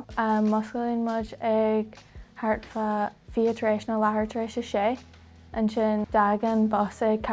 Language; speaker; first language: Irish; native; Irish